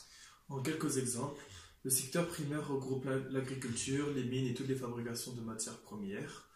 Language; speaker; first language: French; native; French